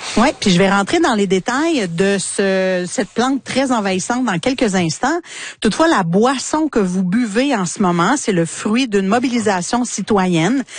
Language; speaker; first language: French; native; French